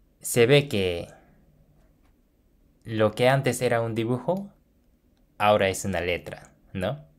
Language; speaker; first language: Spanish; non-native, fluent; Japanese